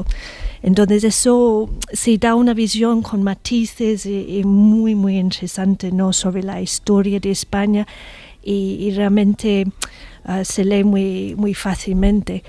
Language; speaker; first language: Spanish; non-native, fluent; English